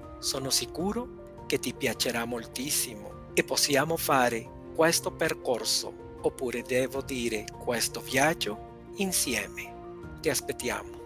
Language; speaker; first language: Italian; non-native, learner; Spanish